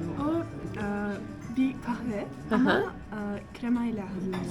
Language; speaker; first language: Turkish; non-native, learner; Russian